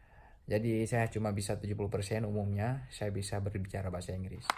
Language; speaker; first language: Indonesian; non-native, local second language; Achinese